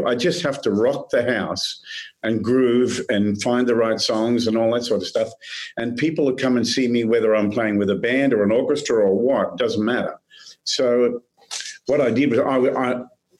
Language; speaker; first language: English; native; English